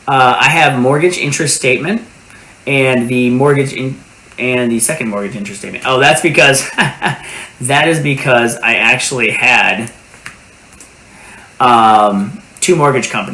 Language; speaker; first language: English; native; English